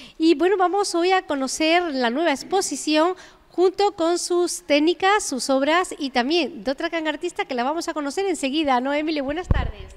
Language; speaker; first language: Spanish; native; Spanish